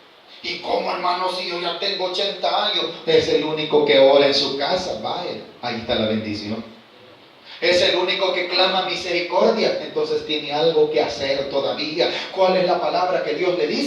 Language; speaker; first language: Spanish; native; Spanish